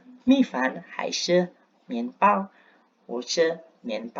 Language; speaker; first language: Chinese; non-native, learner; Indonesian